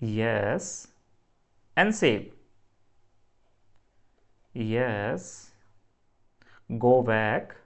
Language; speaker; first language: English; non-native, local second language; Hindi